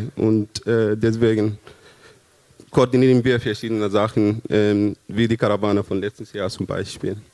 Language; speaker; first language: German; non-native, fluent; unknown